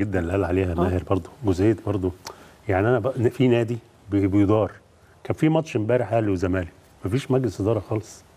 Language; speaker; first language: Arabic; native; Arabic